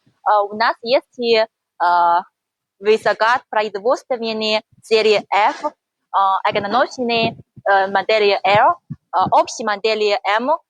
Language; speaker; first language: Russian; non-native, learner; Chinese